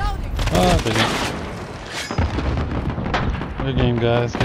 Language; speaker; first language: English; native; English